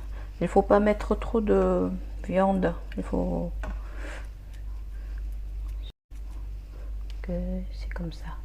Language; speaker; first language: French; non-native, learner; Korean